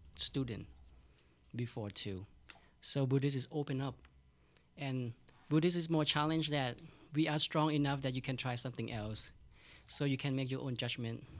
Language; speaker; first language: English; non-native, learner; Thai